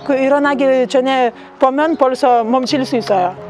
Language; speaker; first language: Korean; non-native, learner; Lithuanian